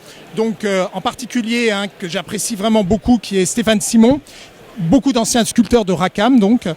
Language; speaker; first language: French; native; French